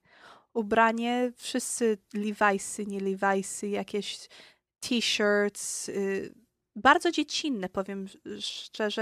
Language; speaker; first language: Polish; early bilingual, heritage; Polish